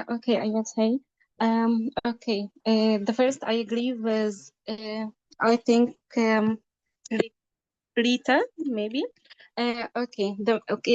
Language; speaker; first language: English; non-native, learner; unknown